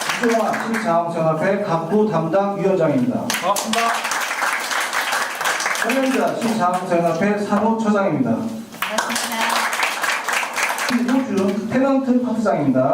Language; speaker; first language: Korean; native; Korean